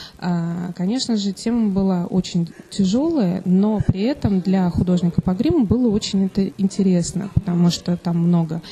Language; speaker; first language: Russian; native; Russian